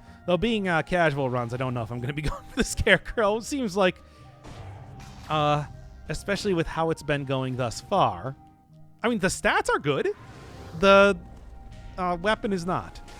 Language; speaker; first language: English; native; English